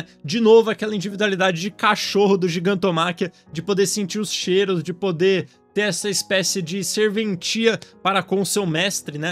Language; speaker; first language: Portuguese; native; Portuguese